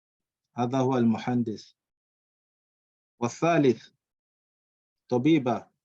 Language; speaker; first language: Arabic; non-native, fluent; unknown